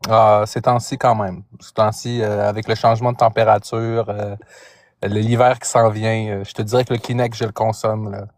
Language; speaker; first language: French; native; French